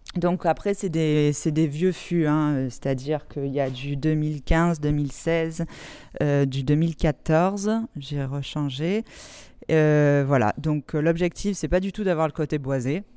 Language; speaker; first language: French; native; French